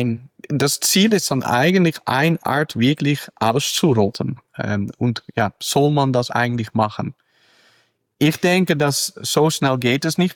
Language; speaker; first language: German; non-native, fluent; Dutch